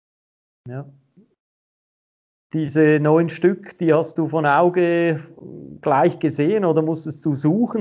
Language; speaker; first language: German; native; German